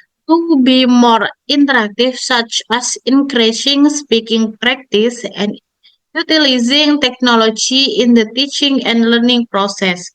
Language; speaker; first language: English; non-native, learner; Indonesian